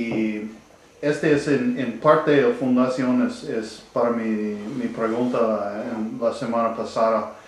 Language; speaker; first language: Spanish; non-native, learner; English